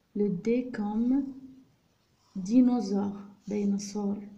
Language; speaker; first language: French; non-native, local second language; Arabic